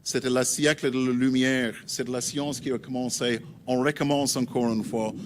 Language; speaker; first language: French; non-native, learner; English